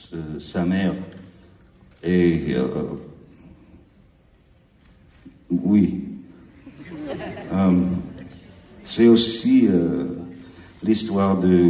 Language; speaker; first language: French; non-native, learner; English